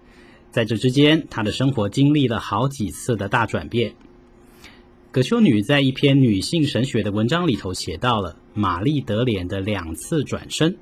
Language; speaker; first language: Chinese; native; Chinese